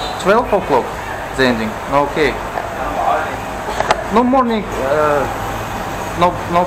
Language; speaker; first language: English; non-native, learner; Russian